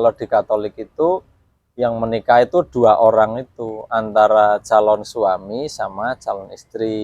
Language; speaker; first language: Indonesian; native; Indonesian